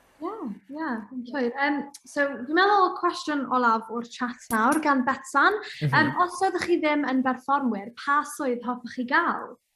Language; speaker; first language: Welsh; native; Welsh